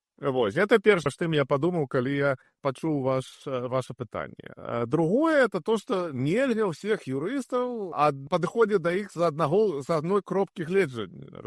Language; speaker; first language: Belarusian; native; Belarusian